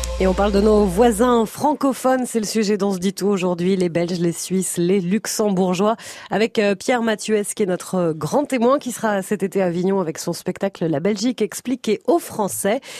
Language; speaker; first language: French; native; French